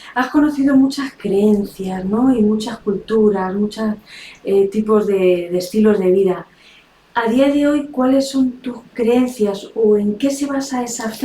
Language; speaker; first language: Spanish; native; Spanish